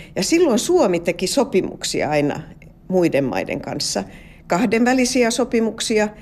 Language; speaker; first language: Finnish; non-native, local second language; Swedish